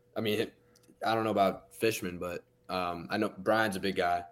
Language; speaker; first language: English; native; English